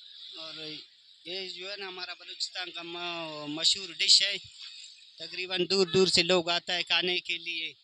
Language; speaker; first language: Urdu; non-native, local second language; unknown